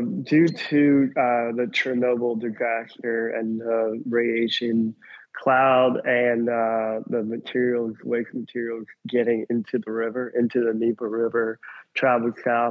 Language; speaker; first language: English; native; English